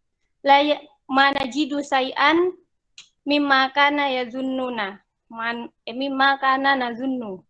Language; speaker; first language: Arabic; non-native, learner; Indonesian